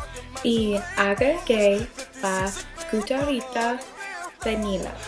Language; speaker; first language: Spanish; non-native, learner; English